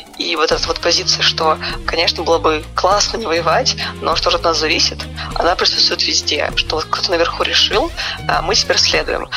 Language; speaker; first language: Russian; native; Russian